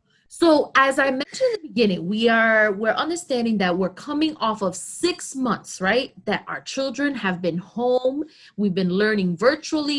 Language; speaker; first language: English; early bilingual, other home language; Spanish